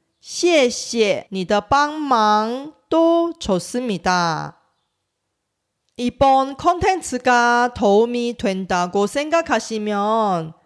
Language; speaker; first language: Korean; non-native, fluent; Chinese